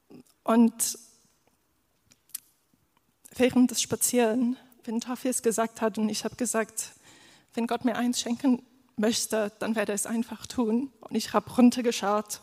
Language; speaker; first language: German; non-native, fluent; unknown